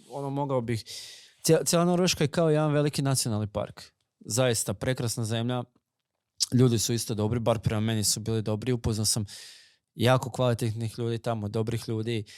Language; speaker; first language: Croatian; native; Croatian